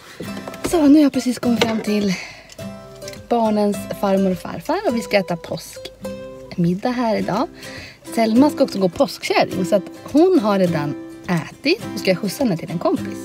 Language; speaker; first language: Swedish; native; Swedish